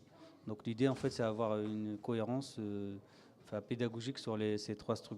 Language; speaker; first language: French; native; French